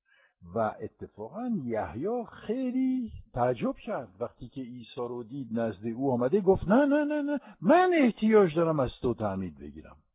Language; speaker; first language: Persian; non-native, fluent; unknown